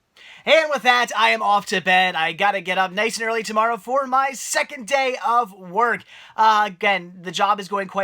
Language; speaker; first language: English; native; English